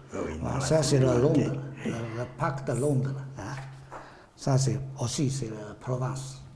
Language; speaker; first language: French; non-native, learner; Chinese